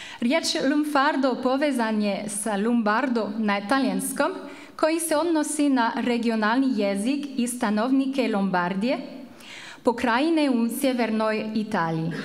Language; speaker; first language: Croatian; non-native, fluent; French